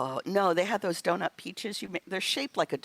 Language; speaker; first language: English; native; English